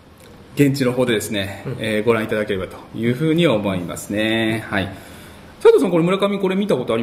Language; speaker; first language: Japanese; native; Japanese